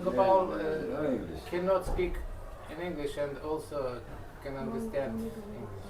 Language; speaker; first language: English; non-native, learner; Russian